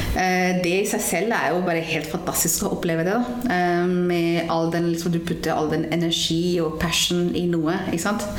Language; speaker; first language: Norwegian; non-native, fluent; Hindi